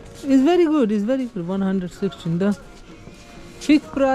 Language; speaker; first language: English; non-native, learner; Hindi